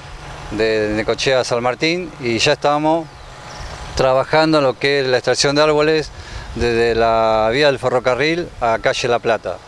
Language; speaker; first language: Spanish; native; Spanish